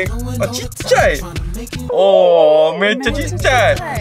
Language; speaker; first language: Japanese; native; Japanese